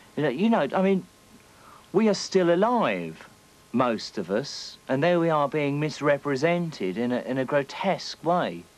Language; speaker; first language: English; native; English